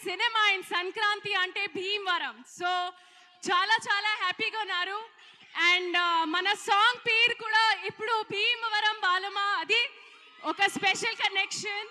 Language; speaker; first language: Telugu; non-native, local second language; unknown